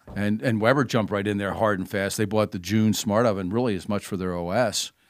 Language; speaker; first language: English; native; English